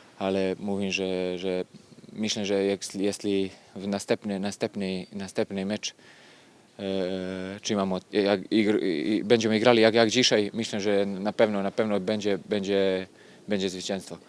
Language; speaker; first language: Polish; non-native, learner; Serbian